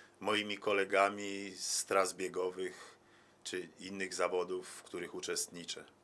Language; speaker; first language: Polish; native; Polish